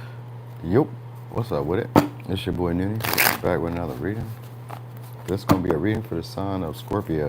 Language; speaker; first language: English; native; English